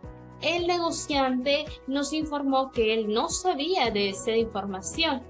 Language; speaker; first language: Spanish; native; Spanish